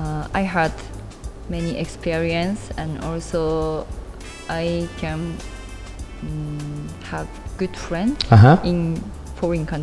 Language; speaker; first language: English; non-native, learner; Japanese